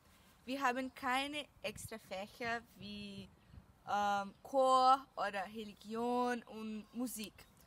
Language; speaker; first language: German; non-native, fluent; Portuguese